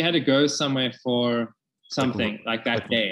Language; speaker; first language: English; native; English